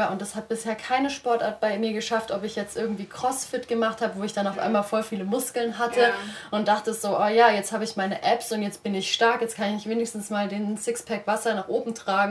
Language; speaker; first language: German; native; German